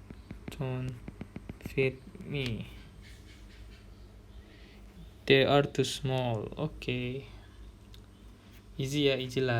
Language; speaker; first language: English; non-native, fluent; Indonesian